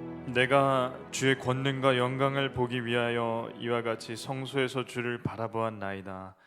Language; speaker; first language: Korean; native; Korean